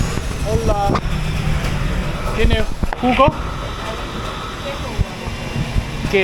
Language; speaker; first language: Spanish; non-native, learner; Chinese